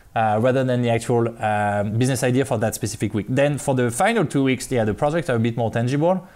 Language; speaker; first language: English; non-native, fluent; French